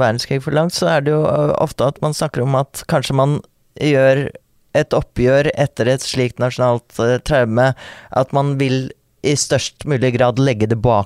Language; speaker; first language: Norwegian; native; Norwegian